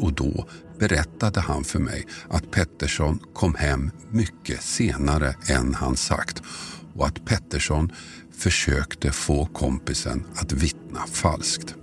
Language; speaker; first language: Swedish; native; Swedish